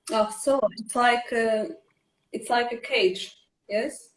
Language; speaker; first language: English; non-native, learner; Russian